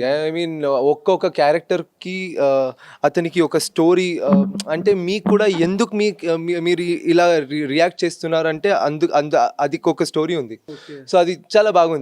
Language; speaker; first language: Telugu; non-native, fluent; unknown